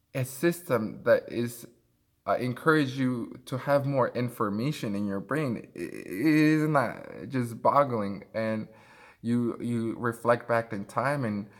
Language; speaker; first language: English; early bilingual, other home language; Spanish